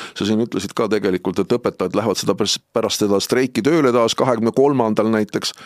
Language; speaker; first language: Estonian; native; Estonian